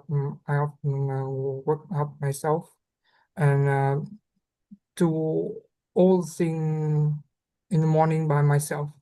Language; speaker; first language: English; non-native, learner; Vietnamese